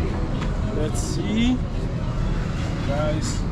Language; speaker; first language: English; non-native, fluent; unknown